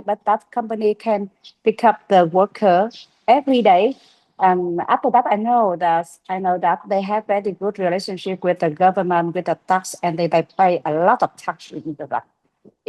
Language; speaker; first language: English; non-native, learner; Vietnamese